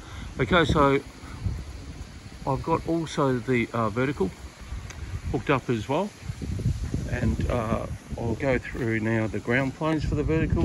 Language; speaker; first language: English; native; English